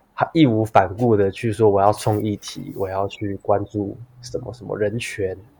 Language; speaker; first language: Chinese; native; Chinese